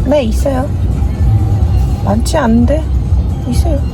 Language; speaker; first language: Korean; non-native, fluent; Arabic